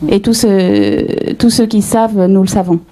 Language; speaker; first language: French; native; French